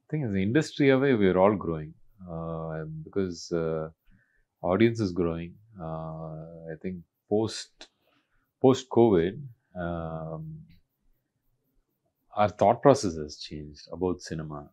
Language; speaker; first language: English; non-native, local second language; Tamil